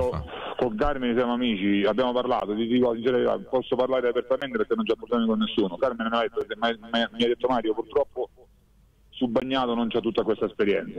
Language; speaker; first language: Italian; native; Italian